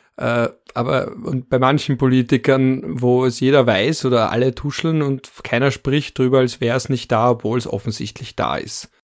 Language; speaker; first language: German; native; German